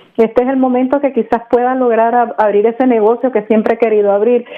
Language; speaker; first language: Spanish; native; Spanish